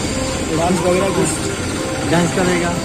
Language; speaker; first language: Hindi; non-native, local second language; Bodo